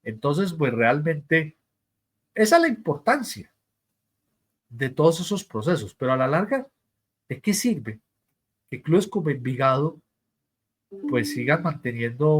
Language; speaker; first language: Spanish; native; Spanish